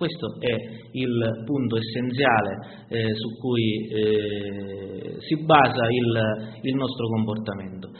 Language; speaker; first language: Italian; native; Italian